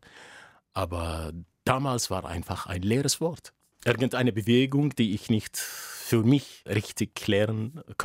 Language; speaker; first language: German; non-native, fluent; Arabic